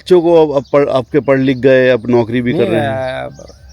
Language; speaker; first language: Hindi; native; Hindi